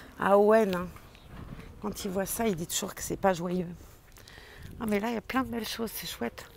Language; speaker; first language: French; native; French